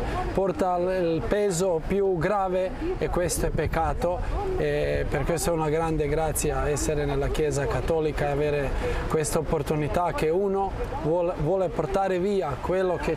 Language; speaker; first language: Italian; non-native, fluent; Croatian